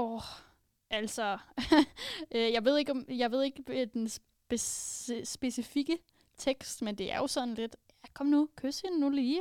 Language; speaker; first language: Danish; native; Danish